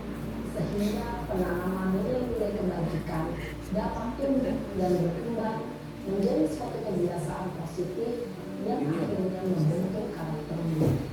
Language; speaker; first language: Indonesian; native; Indonesian